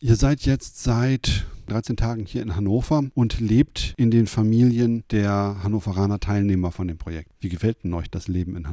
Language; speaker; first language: German; native; German